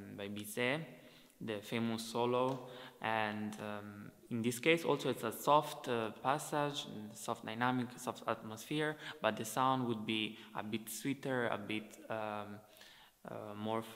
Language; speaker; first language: English; non-native, fluent; Italian